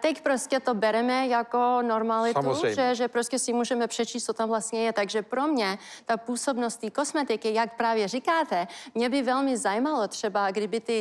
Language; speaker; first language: Czech; early bilingual, heritage; English